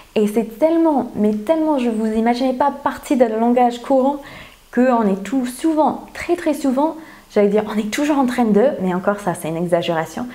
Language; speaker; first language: French; non-native, fluent; English